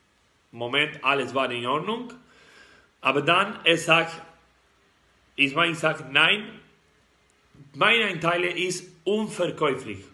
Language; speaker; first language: German; non-native, learner; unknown